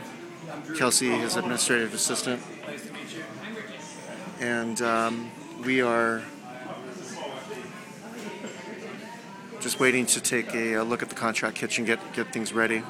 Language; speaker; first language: English; native; English